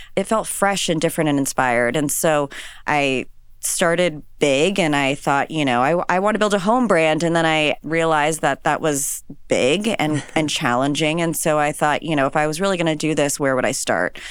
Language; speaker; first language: English; native; English